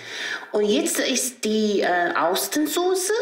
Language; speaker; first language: German; non-native, learner; Chinese